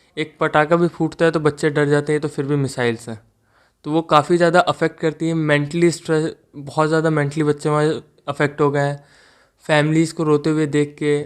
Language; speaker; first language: Hindi; native; Hindi